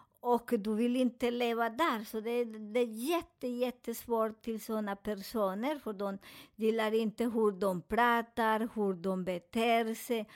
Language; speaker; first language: Swedish; non-native, learner; Spanish